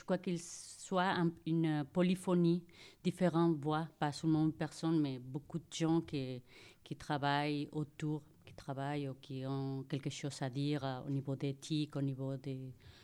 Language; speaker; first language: French; non-native, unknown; Spanish